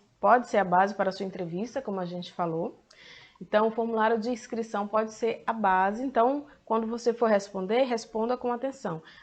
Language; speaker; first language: Portuguese; native; Portuguese